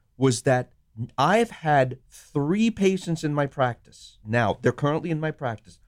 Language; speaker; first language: English; non-native, local second language; Sinhala